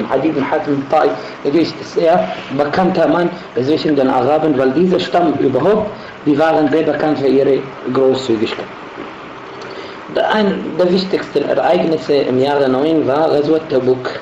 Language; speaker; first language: German; non-native, fluent; Arabic